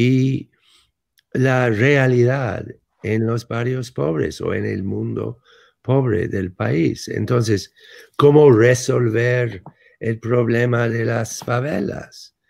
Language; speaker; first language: Spanish; non-native, fluent; English